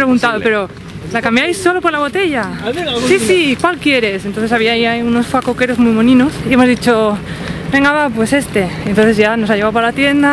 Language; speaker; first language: Spanish; native; Spanish